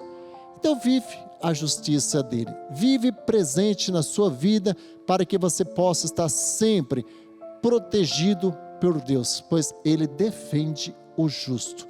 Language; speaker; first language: Portuguese; native; Portuguese